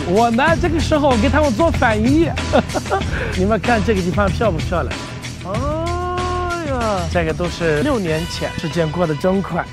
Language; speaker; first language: Chinese; non-native, fluent; Arabic